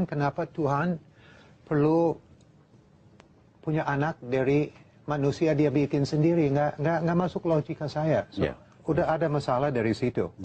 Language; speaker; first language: Indonesian; non-native, learner; English